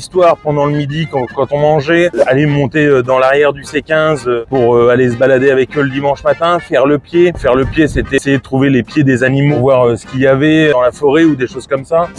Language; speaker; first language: French; native; French